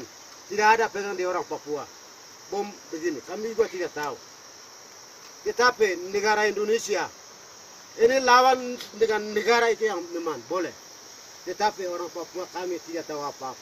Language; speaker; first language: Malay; non-native, local second language; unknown